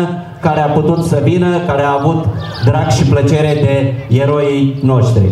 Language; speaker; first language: Romanian; native; Romanian